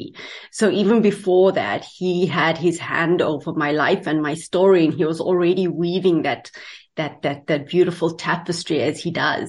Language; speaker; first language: English; native; English